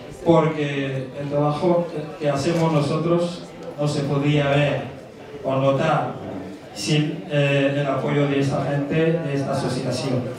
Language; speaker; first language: Spanish; non-native, fluent; French